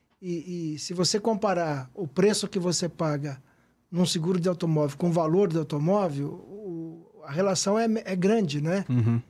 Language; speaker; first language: Portuguese; native; Portuguese